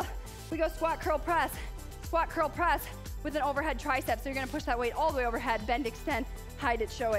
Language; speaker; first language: English; native; English